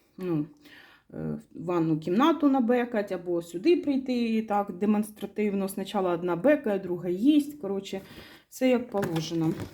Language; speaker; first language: Ukrainian; non-native, local second language; Russian